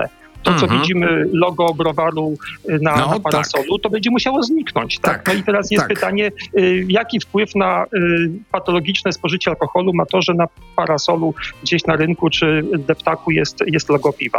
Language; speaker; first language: Polish; native; Polish